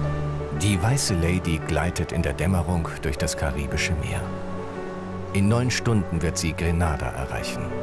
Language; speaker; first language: German; native; German